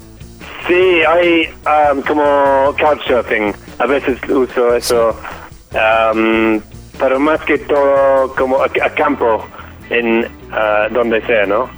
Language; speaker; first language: Spanish; non-native, fluent; English